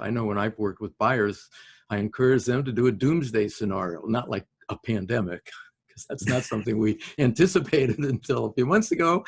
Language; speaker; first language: English; native; English